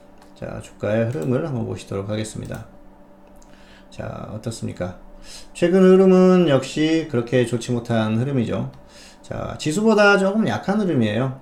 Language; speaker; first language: Korean; native; Korean